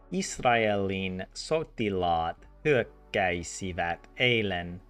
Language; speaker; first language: Finnish; non-native, learner; English